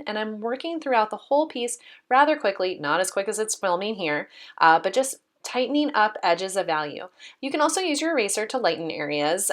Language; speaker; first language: English; native; English